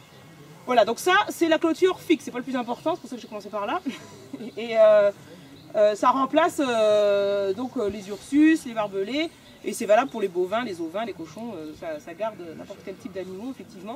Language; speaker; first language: French; native; French